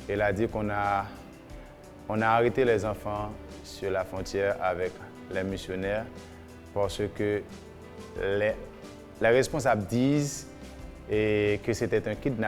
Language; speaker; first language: French; non-native, local second language; Haitian Creole